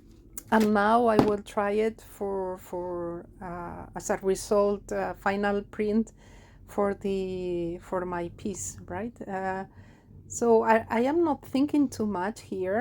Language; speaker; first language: English; non-native, fluent; Spanish